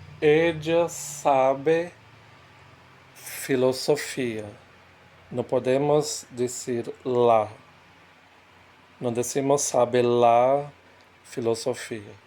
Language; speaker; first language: Spanish; non-native, fluent; Portuguese